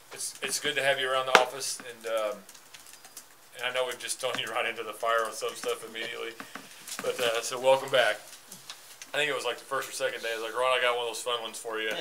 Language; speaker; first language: English; native; English